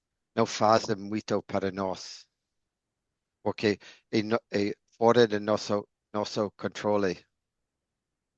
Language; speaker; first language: Portuguese; non-native, learner; English